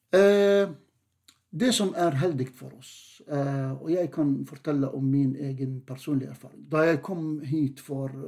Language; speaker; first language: Norwegian; non-native, fluent; Arabic